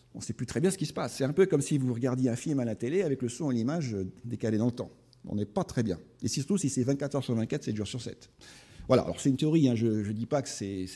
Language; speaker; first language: French; native; French